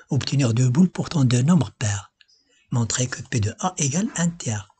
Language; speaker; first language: French; non-native, local second language; Arabic